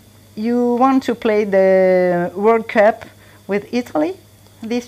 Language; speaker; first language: English; non-native, learner; French